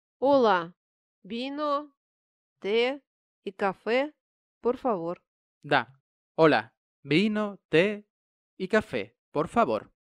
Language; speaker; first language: Spanish; non-native, fluent; Russian